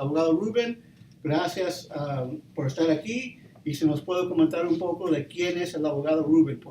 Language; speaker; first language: Spanish; early bilingual, heritage; Spanish